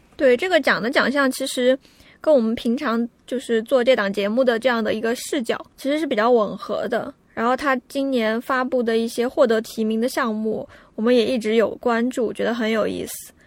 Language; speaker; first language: Chinese; non-native, fluent; Japanese